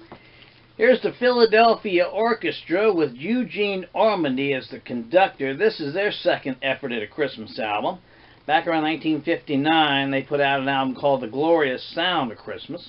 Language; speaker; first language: English; native; English